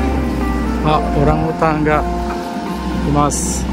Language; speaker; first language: Japanese; non-native, fluent; Balinese